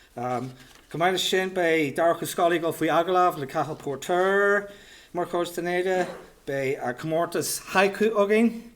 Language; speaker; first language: Irish; native; Irish